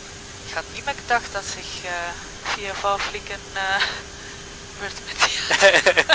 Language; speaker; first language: German; non-native, learner; Dutch